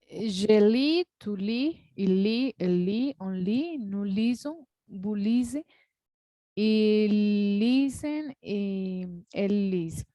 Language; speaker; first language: French; non-native, learner; Spanish